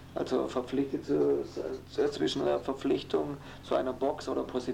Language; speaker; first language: German; native; German